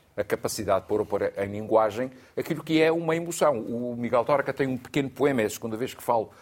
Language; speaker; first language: Portuguese; native; Portuguese